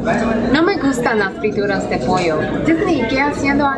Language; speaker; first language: Spanish; non-native, learner; English